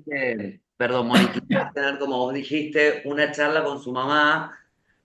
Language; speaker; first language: Spanish; native; Spanish